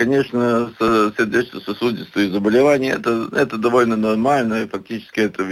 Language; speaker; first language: Russian; non-native, local second language; Latvian